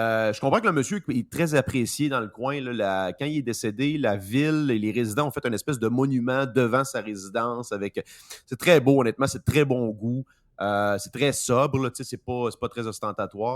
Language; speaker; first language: French; native; French